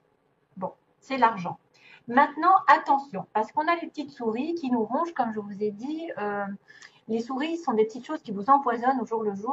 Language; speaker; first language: French; native; French